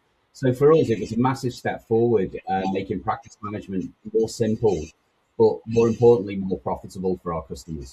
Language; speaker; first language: English; native; English